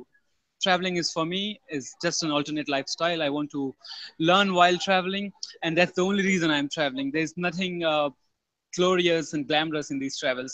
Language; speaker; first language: English; non-native, local second language; Hindi